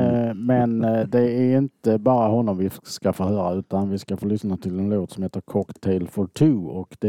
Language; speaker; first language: Swedish; native; Swedish